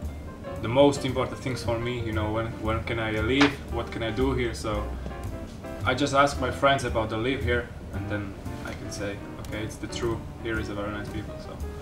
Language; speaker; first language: English; non-native, learner; Slovak